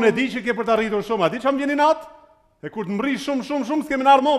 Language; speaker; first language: Albanian; native; Albanian